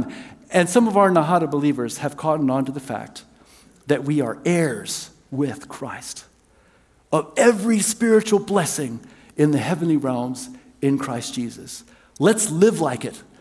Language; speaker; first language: English; native; English